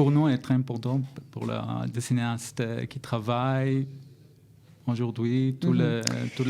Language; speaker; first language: French; non-native, learner; Hebrew